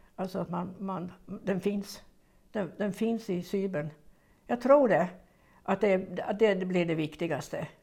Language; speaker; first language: Swedish; native; Swedish